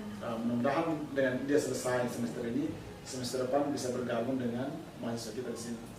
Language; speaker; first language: Indonesian; native; Indonesian